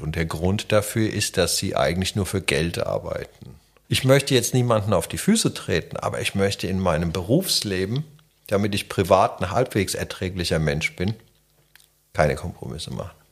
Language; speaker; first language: German; non-native, fluent; Czech